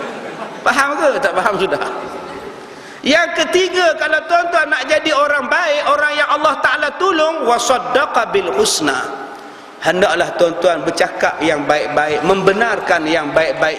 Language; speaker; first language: Malay; native; Malay